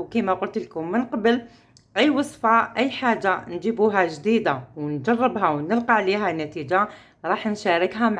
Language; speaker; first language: Arabic; native; Arabic